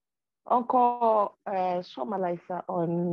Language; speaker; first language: Finnish; non-native, learner; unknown